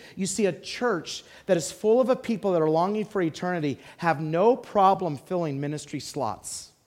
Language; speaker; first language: English; native; English